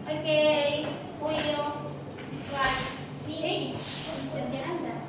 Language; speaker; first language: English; non-native, learner; Indonesian